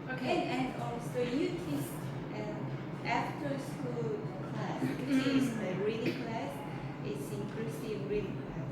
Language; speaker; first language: English; non-native, fluent; Korean